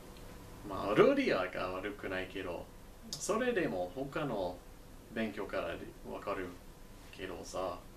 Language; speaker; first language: Japanese; non-native, learner; English